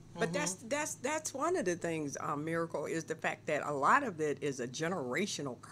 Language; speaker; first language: English; native; English